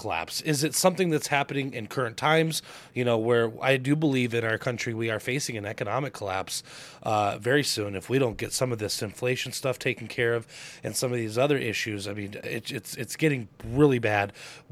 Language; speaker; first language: English; native; English